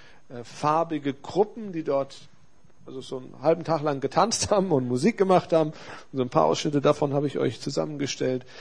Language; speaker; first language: German; native; German